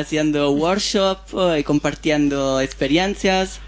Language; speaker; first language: Spanish; non-native, fluent; Italian